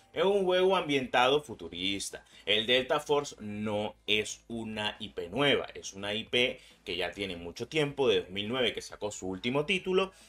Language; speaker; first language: Spanish; native; Spanish